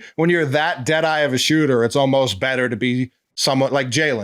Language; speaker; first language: English; native; English